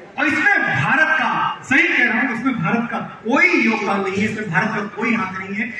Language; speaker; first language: Hindi; native; Hindi